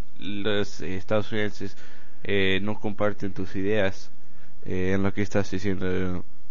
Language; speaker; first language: Spanish; non-native, fluent; English